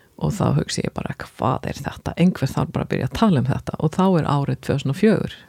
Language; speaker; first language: Icelandic; non-native, fluent; Swedish